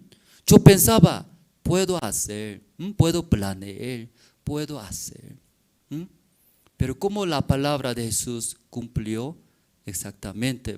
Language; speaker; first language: Spanish; non-native, learner; Korean